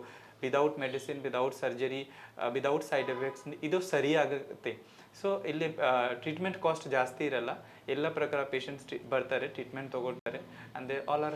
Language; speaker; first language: Kannada; non-native, local second language; Hindi